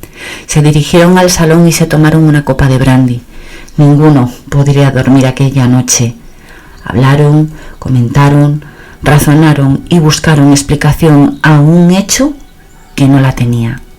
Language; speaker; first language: Spanish; native; Spanish